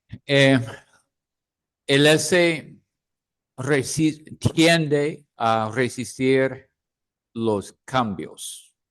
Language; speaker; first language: Spanish; non-native, fluent; English